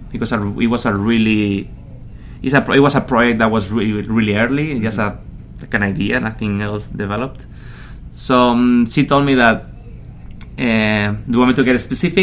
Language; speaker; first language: English; non-native, fluent; Spanish